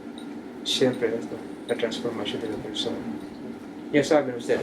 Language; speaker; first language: Spanish; non-native, learner; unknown